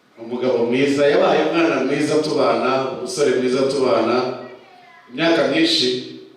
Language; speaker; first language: Kinyarwanda; early bilingual, heritage; Kinyarwanda